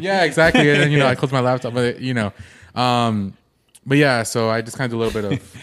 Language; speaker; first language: English; early bilingual, other home language; Spanish